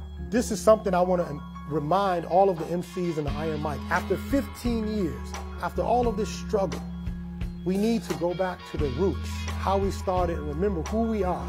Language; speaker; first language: English; native; English